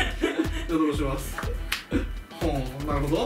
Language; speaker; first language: Japanese; native; Japanese